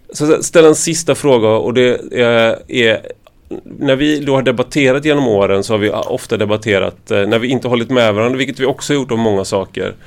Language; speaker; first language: Swedish; native; Swedish